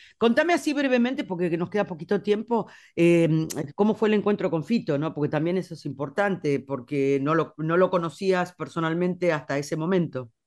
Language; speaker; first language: Spanish; native; Spanish